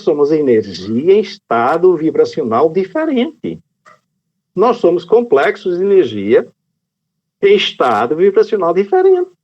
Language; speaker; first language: Portuguese; native; Portuguese